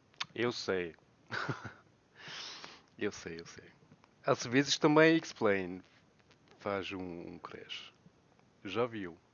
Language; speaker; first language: Portuguese; non-native, learner; German